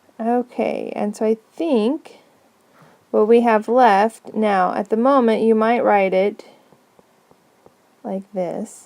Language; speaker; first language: English; native; English